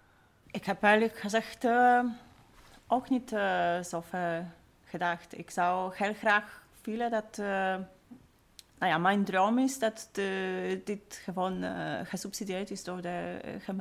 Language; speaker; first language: Dutch; non-native, fluent; Polish